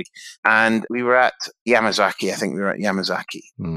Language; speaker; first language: English; native; English